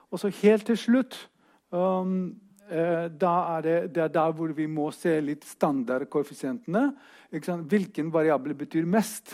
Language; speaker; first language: Norwegian; non-native, fluent; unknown